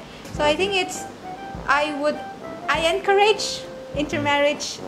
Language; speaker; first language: English; non-native, local second language; Manipuri